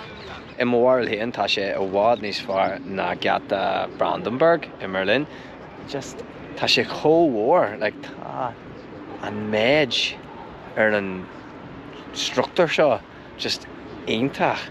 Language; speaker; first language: Irish; non-native, local second language; English